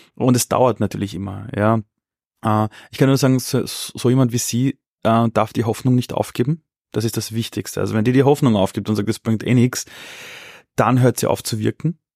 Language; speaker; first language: German; early bilingual, other home language; Persian